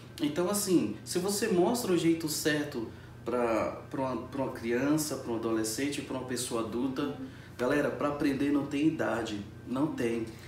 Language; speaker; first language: Portuguese; native; Portuguese